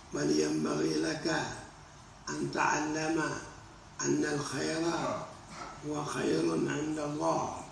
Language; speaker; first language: Arabic; non-native, fluent; Indonesian